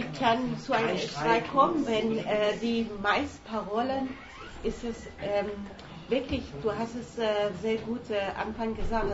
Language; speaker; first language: German; non-native, learner; Persian